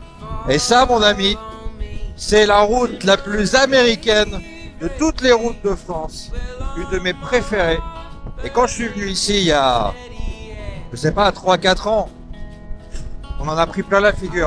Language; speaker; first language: French; native; French